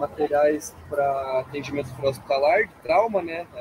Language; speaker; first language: Portuguese; native; Portuguese